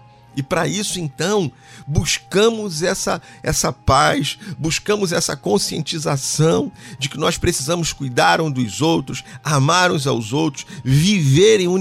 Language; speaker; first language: Portuguese; native; Portuguese